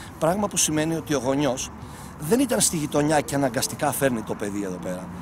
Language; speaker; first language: Greek; native; Greek